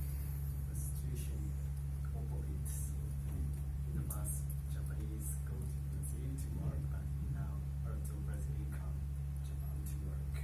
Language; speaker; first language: English; non-native, learner; Japanese